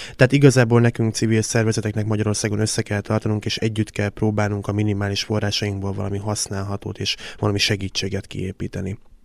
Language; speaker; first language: Hungarian; native; Hungarian